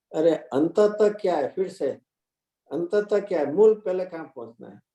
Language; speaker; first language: Hindi; non-native, local second language; Gujarati